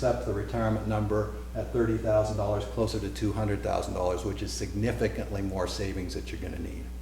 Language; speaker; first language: English; native; English